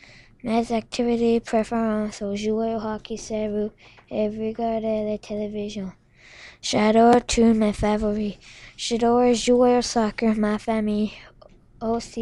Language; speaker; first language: French; non-native, local second language; English